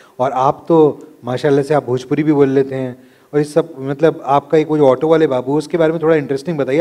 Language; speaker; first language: Hindi; native; Hindi